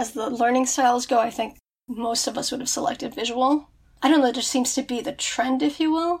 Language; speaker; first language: English; native; English